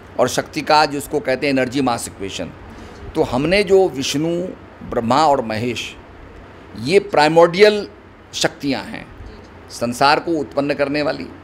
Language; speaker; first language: Hindi; native; Hindi